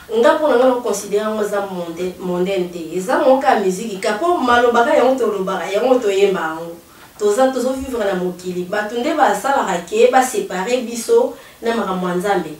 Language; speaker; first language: Lingala; native; Lingala